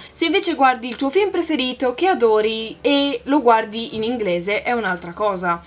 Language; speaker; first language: Italian; native; Italian